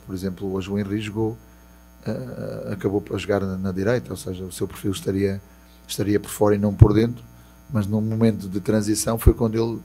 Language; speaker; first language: Portuguese; native; Portuguese